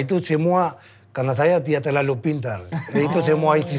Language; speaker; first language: Indonesian; non-native, fluent; Spanish